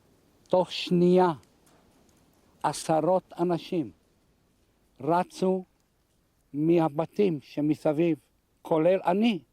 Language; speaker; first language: Hebrew; non-native, fluent; Hungarian